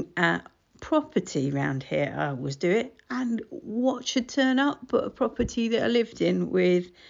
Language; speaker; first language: English; native; English